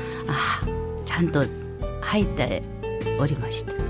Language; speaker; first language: Japanese; non-native, fluent; Korean